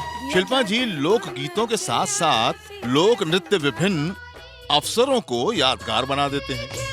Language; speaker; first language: Hindi; native; Hindi